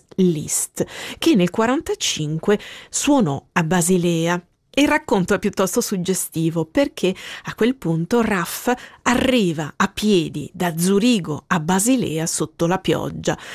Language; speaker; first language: Italian; native; Italian